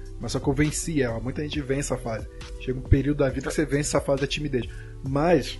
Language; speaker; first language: Portuguese; native; Portuguese